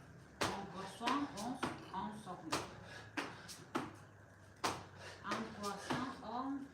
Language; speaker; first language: French; non-native, learner; Spanish